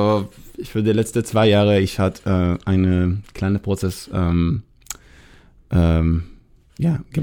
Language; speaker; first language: German; non-native, learner; Hebrew